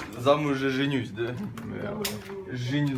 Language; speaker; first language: Russian; native; Russian